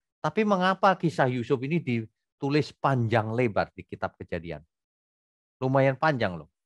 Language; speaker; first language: Indonesian; native; Indonesian